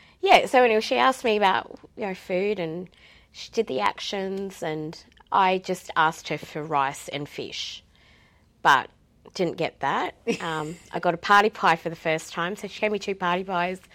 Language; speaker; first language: English; native; English